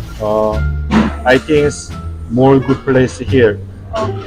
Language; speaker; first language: English; non-native, learner; Korean